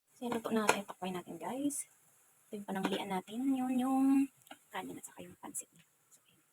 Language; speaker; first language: Filipino; non-native, local second language; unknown